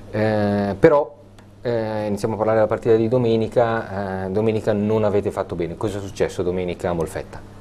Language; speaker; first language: Italian; native; Italian